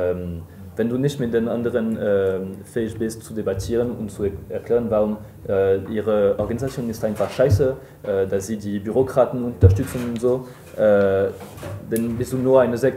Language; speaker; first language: German; non-native, fluent; French